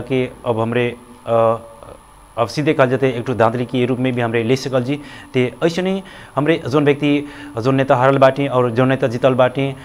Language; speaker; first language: Bhojpuri; non-native, local second language; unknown